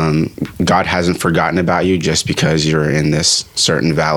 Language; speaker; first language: English; early bilingual, other home language; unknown